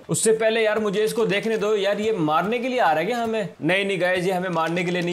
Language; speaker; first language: Hindi; native; Hindi